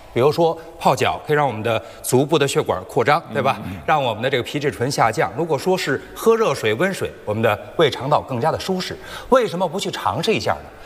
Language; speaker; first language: Chinese; native; Chinese